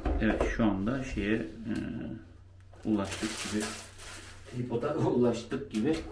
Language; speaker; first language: Turkish; native; Turkish